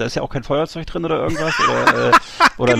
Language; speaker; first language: German; native; German